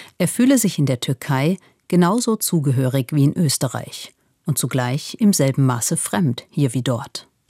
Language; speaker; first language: German; native; German